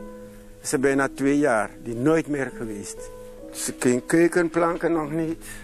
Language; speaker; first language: Dutch; non-native, local second language; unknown